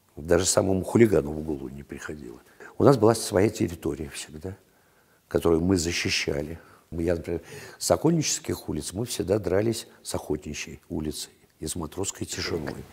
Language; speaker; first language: Russian; native; Russian